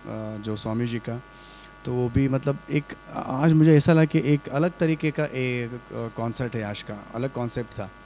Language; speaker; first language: Hindi; non-native, local second language; Kannada